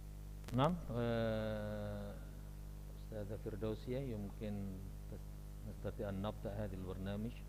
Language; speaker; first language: Arabic; non-native, fluent; Indonesian